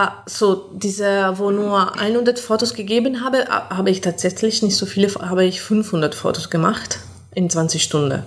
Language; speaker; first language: German; non-native, fluent; Italian